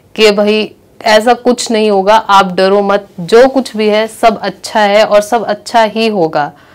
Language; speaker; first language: Hindi; native; Hindi